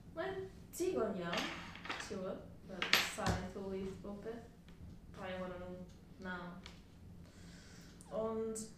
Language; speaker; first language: Welsh; non-native, learner; Spanish